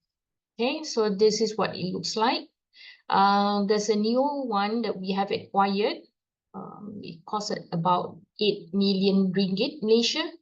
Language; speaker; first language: English; non-native, fluent; Malay